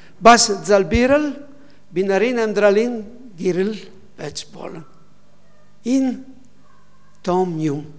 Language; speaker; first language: Mongolian; non-native, learner; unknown